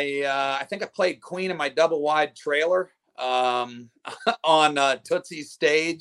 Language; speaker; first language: English; native; English